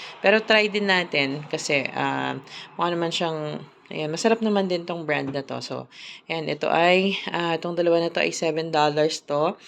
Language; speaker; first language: Filipino; native; Filipino